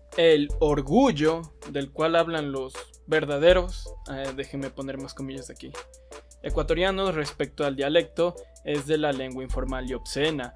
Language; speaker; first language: Spanish; native; Spanish